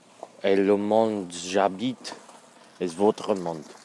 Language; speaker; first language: French; non-native, learner; English